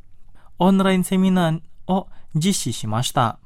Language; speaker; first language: Japanese; non-native, fluent; Indonesian